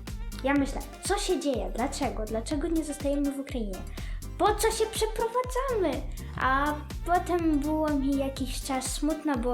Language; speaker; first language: Polish; early bilingual, other home language; Ukrainian